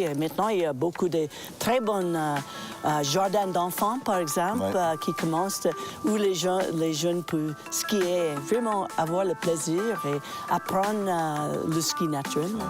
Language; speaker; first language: French; non-native, local second language; English